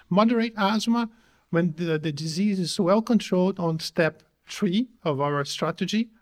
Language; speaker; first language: English; non-native, fluent; Portuguese